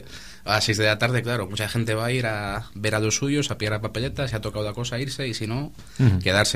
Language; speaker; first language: Spanish; native; Spanish